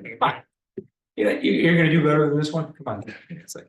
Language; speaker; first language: English; native; English